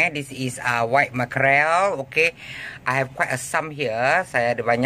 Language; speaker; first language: English; non-native, local second language; Malay